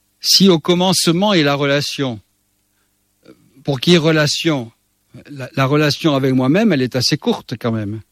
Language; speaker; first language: French; native; French